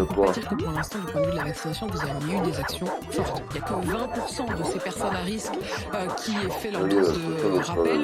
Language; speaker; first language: French; native; French